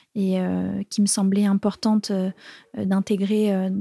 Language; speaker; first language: French; native; French